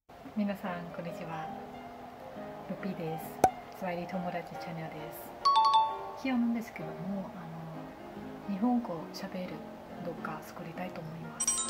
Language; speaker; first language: Japanese; non-native, learner; Lao